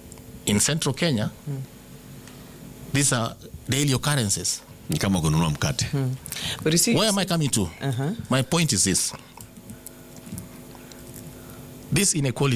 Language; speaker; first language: English; non-native, local second language; Gusii